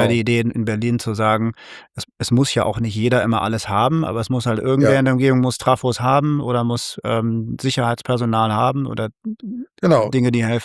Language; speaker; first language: German; native; German